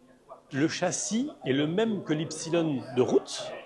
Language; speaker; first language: French; native; French